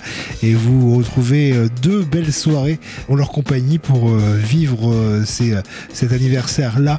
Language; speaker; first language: French; native; French